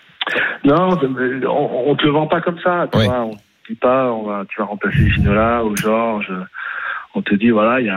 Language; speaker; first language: French; native; French